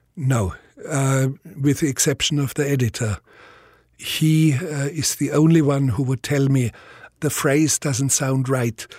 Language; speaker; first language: English; non-native, fluent; German